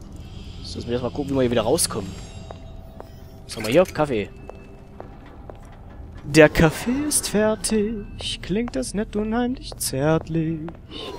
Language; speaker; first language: German; native; German